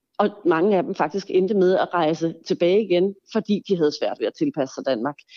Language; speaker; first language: Danish; native; Danish